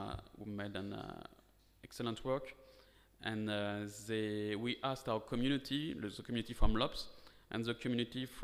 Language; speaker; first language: English; non-native, fluent; French